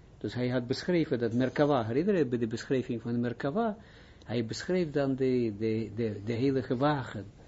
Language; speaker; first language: Dutch; non-native, fluent; Hebrew